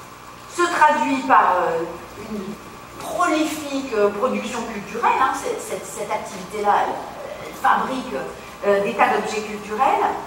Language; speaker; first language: French; native; French